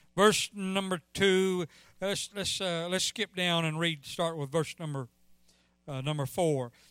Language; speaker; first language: English; native; English